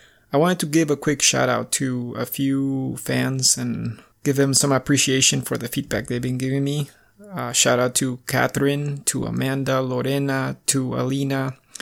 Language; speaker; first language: English; early bilingual, other home language; Spanish